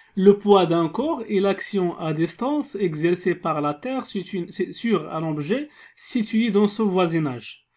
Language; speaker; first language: French; non-native, local second language; Arabic